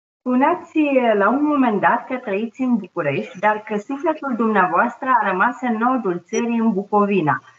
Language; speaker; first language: Romanian; native; Romanian